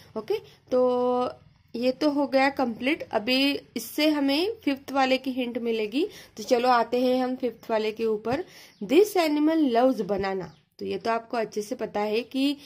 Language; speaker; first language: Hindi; non-native, local second language; Marathi